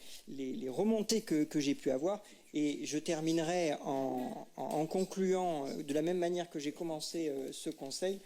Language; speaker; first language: French; native; French